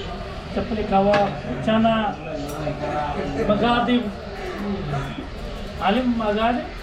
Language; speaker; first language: Arabic; non-native, learner; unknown